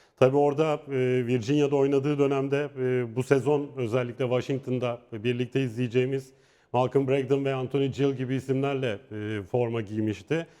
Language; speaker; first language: Turkish; native; Turkish